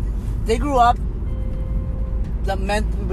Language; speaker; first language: English; non-native, local second language; Filipino